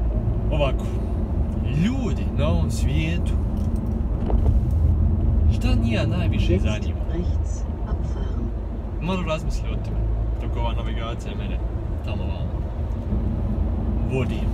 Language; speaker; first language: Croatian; early bilingual, heritage; Croatian